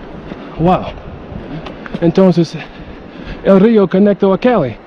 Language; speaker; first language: Spanish; non-native, learner; English